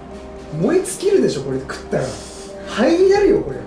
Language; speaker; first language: Japanese; native; Japanese